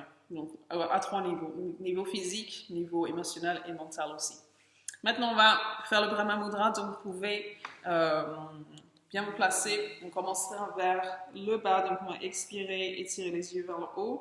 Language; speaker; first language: French; native; French